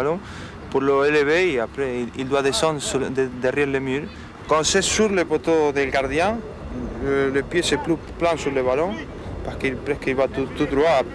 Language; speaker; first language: French; non-native, fluent; Spanish